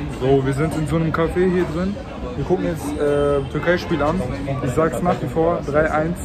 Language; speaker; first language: German; early bilingual, other home language; Turkish